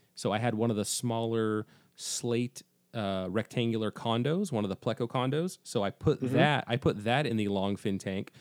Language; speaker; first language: English; native; English